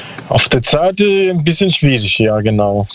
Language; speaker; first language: German; non-native, learner; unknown